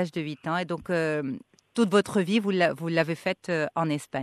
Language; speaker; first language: French; non-native, local second language; Arabic